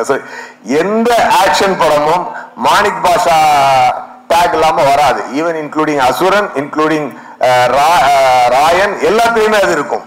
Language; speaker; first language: Tamil; native; Tamil